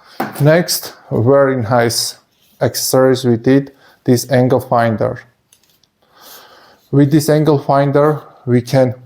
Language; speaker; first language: English; non-native, fluent; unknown